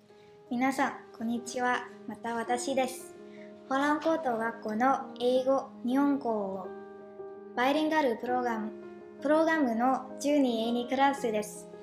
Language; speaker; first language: Japanese; non-native, learner; Vietnamese